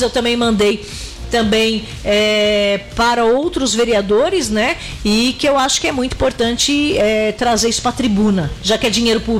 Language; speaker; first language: Portuguese; native; Portuguese